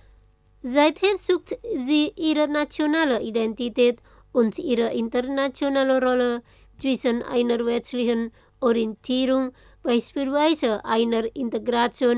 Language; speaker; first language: German; non-native, fluent; Indonesian